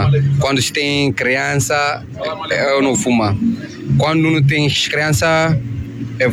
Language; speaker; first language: Portuguese; non-native, learner; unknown